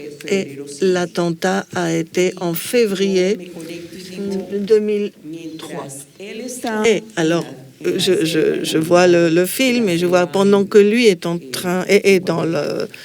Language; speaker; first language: French; non-native, fluent; Spanish